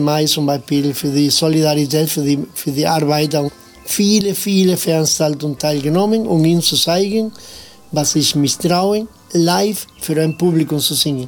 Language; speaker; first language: German; non-native, fluent; Spanish